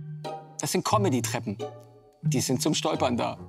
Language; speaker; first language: German; native; German